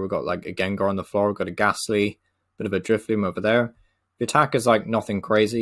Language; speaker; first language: English; native; English